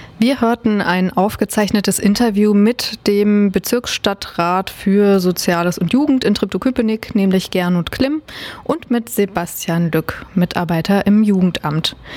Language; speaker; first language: German; native; German